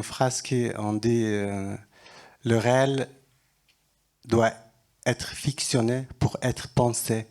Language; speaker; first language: French; non-native, learner; Kurdish